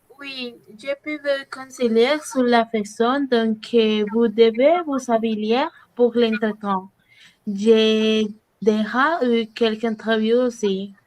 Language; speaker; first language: French; non-native, learner; Spanish